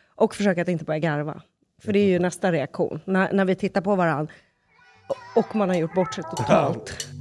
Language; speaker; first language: Swedish; native; Swedish